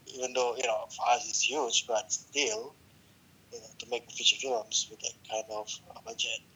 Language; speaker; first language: English; non-native, local second language; Malay